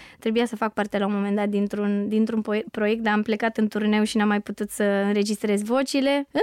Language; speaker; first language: Romanian; native; Romanian